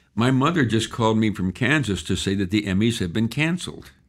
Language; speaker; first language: English; native; English